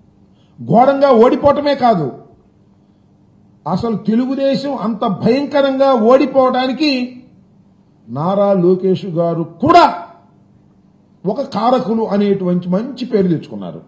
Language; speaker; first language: Telugu; native; Telugu